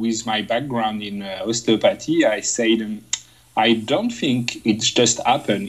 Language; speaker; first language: English; non-native, fluent; French